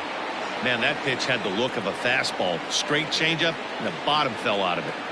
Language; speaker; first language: English; native; English